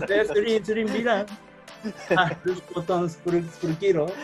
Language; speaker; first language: Indonesian; non-native, learner; Japanese